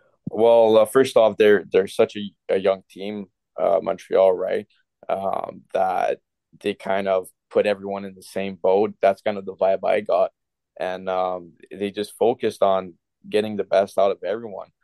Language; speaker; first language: English; non-native, local second language; French